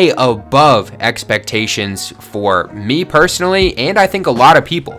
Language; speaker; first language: English; native; English